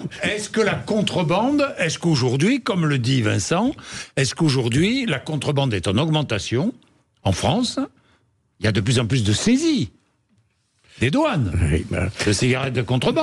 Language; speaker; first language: French; native; French